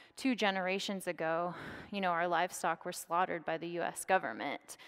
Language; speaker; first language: English; native; English